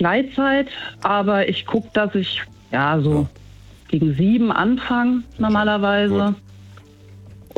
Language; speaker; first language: German; native; German